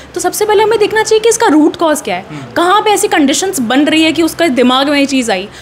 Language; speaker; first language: Hindi; native; Hindi